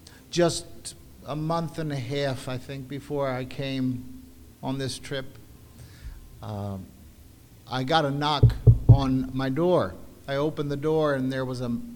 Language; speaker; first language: English; early bilingual, other home language; Spanish